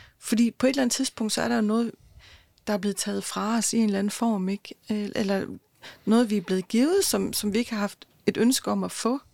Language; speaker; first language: Danish; native; Danish